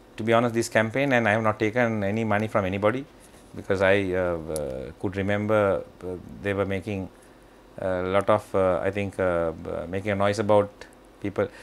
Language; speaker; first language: English; non-native, local second language; Sinhala